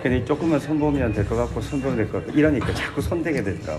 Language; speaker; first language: Korean; native; Korean